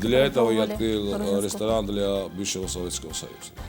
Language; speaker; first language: Russian; non-native, local second language; Georgian